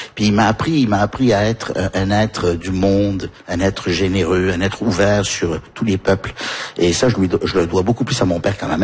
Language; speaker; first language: French; early bilingual, other home language; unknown